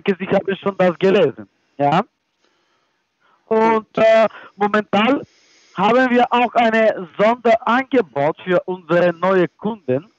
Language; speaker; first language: German; non-native, fluent; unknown